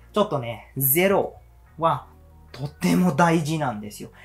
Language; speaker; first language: Japanese; non-native, learner; Hindi